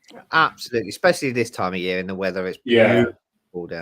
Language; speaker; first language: English; native; English